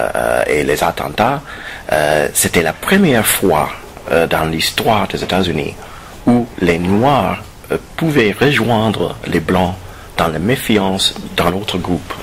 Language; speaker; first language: French; non-native, fluent; English